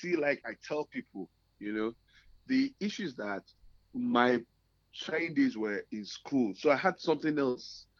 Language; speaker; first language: English; non-native, local second language; Yoruba